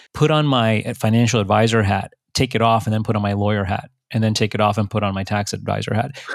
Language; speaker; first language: English; early bilingual, other home language; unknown